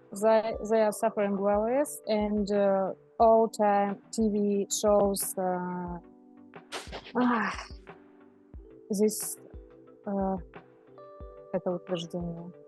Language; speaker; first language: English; non-native, learner; Russian